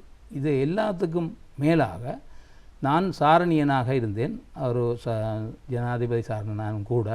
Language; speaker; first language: Tamil; native; Tamil